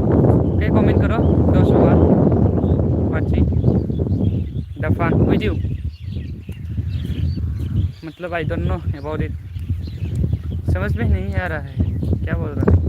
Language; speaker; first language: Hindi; non-native, local second language; Bodo